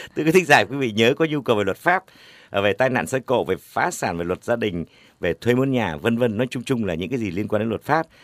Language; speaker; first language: Vietnamese; native; Vietnamese